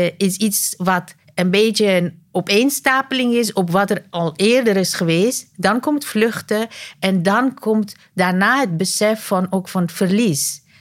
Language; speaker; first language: Dutch; non-native, fluent; Persian